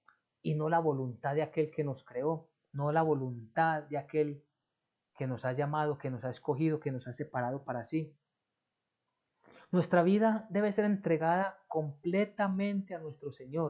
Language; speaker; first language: Spanish; native; Spanish